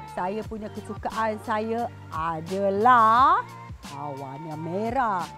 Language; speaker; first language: Malay; native; Malay